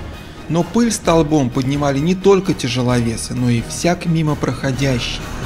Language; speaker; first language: Russian; native; Russian